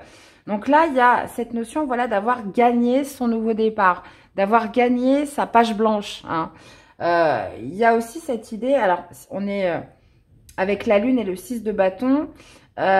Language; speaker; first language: French; native; French